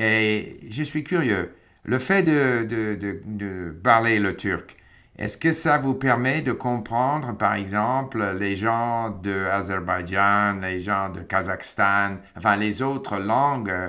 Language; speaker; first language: French; non-native, fluent; English